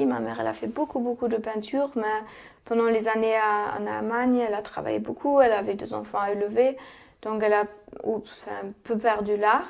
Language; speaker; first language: French; non-native, fluent; German